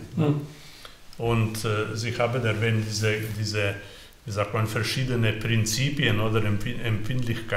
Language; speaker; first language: German; non-native, fluent; Slovenian